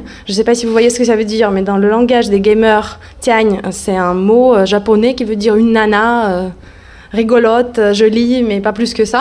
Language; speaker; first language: French; non-native, fluent; Russian